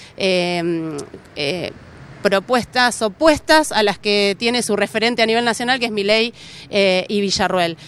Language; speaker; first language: Spanish; native; Spanish